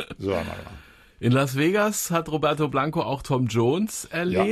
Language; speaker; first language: German; native; German